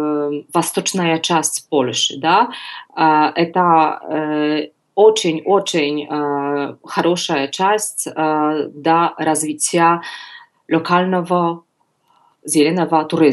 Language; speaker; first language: Russian; non-native, learner; Polish